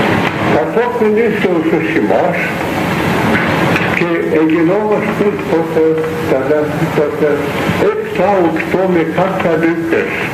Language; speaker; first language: Greek; non-native, fluent; Russian